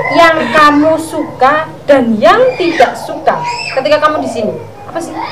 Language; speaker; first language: Indonesian; native; Indonesian